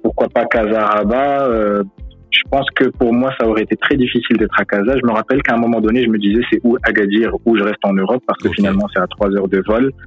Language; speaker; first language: French; non-native, local second language; Arabic